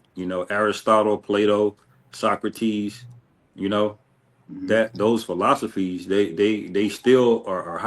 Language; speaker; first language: English; native; English